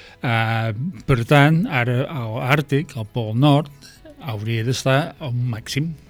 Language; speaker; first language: Catalan; non-native, fluent; English